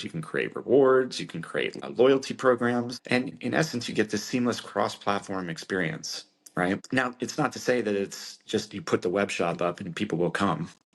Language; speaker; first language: English; native; English